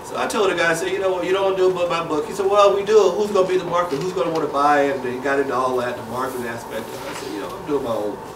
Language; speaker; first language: English; native; English